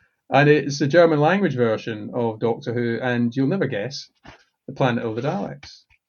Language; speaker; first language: English; native; English